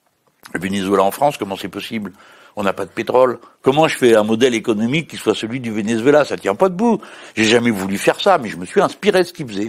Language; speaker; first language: French; native; French